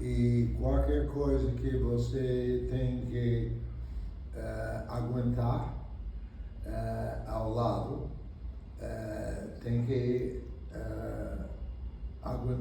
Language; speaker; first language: Portuguese; non-native, fluent; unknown